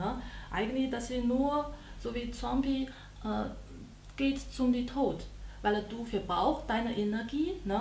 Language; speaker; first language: German; non-native, learner; Chinese